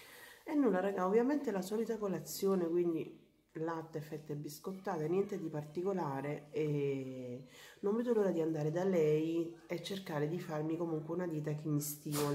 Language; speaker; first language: Italian; native; Italian